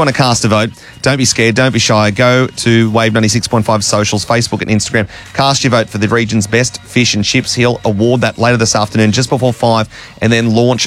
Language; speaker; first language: English; native; English